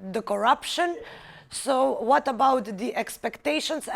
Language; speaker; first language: English; non-native, fluent; Macedonian